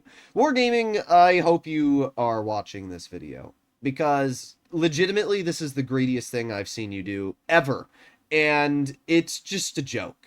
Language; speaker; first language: English; native; English